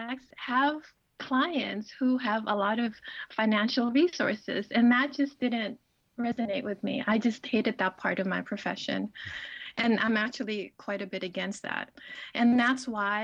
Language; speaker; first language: English; early bilingual, other home language; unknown